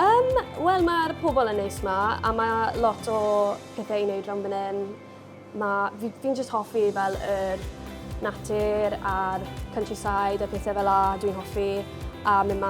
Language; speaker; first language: Welsh; non-native, local second language; English